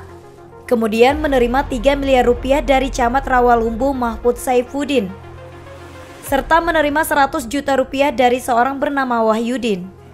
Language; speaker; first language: Indonesian; native; Indonesian